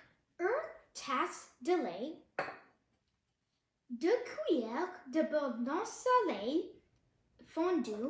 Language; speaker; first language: French; non-native, learner; Tamil